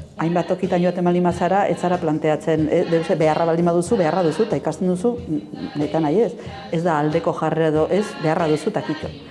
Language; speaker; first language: Basque; non-native, local second language; Spanish